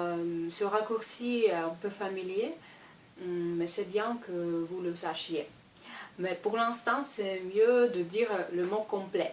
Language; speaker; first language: French; non-native, fluent; Russian